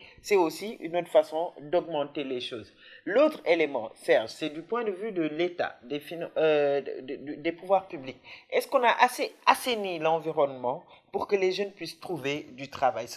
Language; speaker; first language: French; non-native, local second language; Wolof